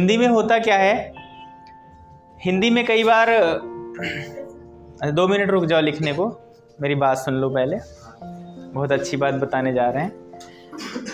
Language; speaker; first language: Hindi; native; Hindi